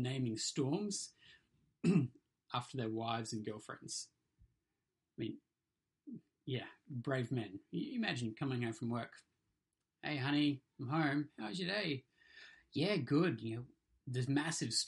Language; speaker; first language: English; native; English